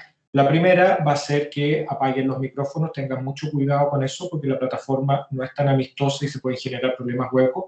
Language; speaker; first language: Spanish; native; Spanish